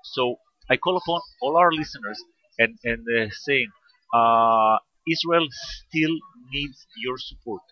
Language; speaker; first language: English; non-native, fluent; Hebrew